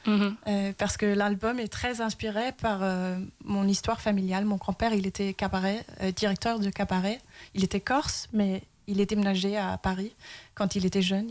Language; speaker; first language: French; early bilingual, heritage; Danish